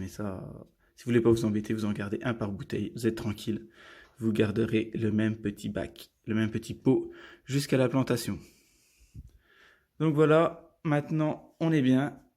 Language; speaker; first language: French; native; French